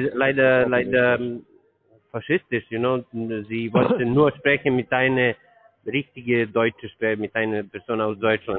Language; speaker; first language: German; non-native, learner; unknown